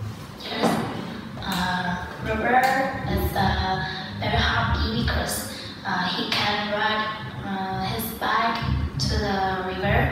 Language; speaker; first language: English; non-native, learner; Vietnamese